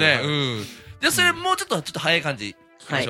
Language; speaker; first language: Japanese; native; Japanese